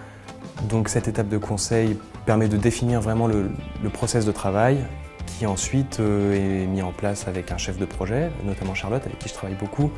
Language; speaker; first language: French; native; French